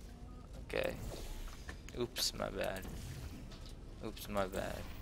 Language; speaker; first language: English; native; English